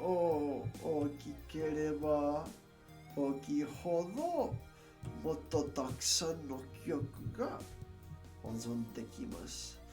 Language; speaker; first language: Japanese; non-native, learner; Spanish